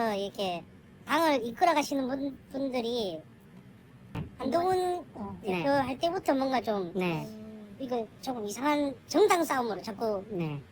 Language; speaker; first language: Korean; native; Korean